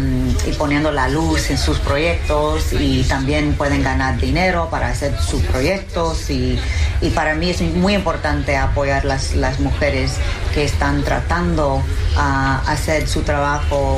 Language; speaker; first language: Spanish; early bilingual, heritage; English